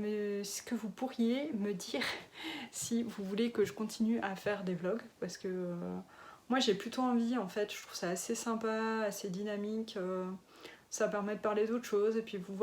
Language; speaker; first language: French; native; French